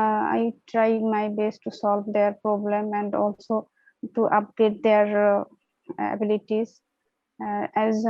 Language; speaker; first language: English; non-native, learner; Bangla